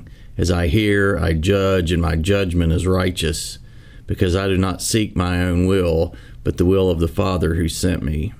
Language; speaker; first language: English; native; English